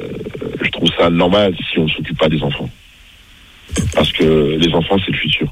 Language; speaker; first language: French; native; French